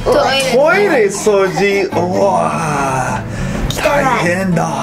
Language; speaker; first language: Japanese; non-native, learner; English